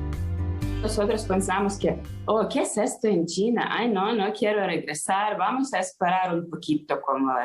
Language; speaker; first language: Spanish; non-native, learner; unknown